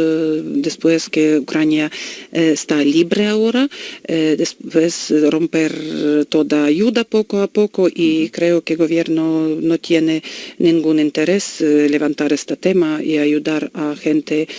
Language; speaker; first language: Spanish; non-native, learner; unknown